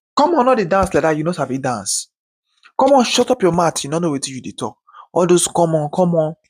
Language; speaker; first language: Nigerian Pidgin; native; Nigerian Pidgin